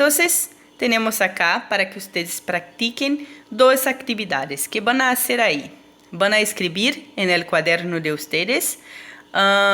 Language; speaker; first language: Spanish; non-native, fluent; Portuguese